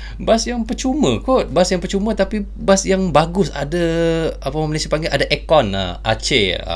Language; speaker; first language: Malay; native; Malay